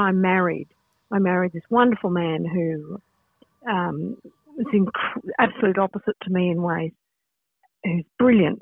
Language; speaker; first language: English; native; English